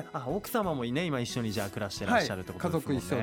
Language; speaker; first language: Japanese; native; Japanese